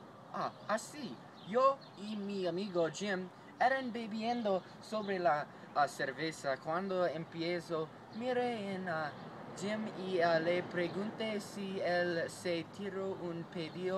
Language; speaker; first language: Spanish; non-native, learner; English